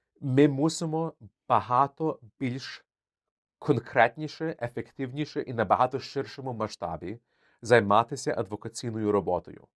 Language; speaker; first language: Ukrainian; early bilingual, heritage; Ukrainian